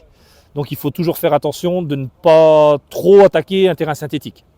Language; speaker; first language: French; native; French